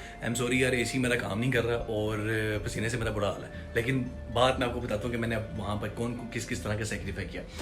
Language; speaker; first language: Urdu; non-native, local second language; Punjabi